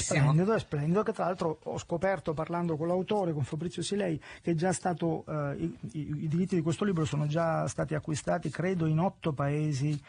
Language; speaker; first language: Italian; native; Italian